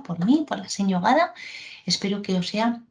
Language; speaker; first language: Spanish; native; Spanish